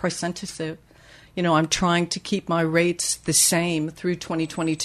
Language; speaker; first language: English; native; English